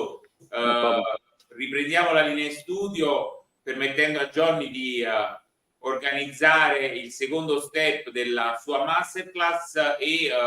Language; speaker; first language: Italian; native; Italian